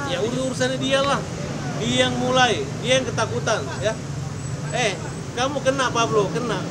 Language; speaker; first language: Indonesian; native; Indonesian